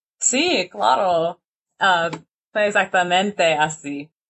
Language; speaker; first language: Spanish; non-native, learner; English